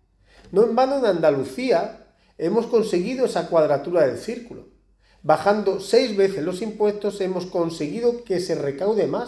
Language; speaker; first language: Spanish; native; Spanish